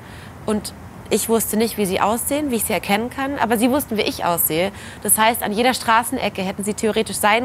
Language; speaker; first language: German; native; German